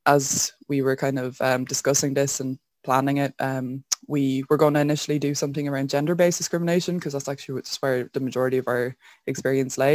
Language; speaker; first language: English; native; English